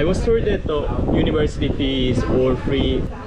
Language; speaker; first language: English; non-native, fluent; Korean